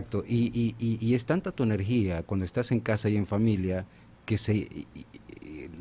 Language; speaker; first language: Spanish; native; Spanish